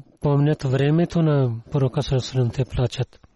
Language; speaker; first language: Bulgarian; non-native, learner; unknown